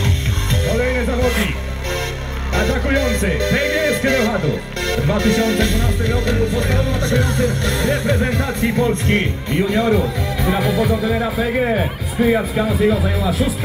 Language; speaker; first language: Polish; native; Polish